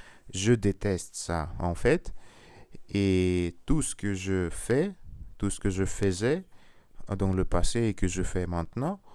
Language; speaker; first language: French; non-native, learner; Russian